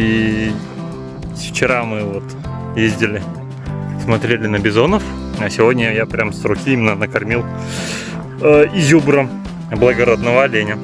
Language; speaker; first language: Russian; native; Russian